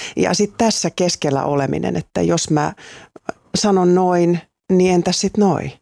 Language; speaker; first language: Finnish; native; Finnish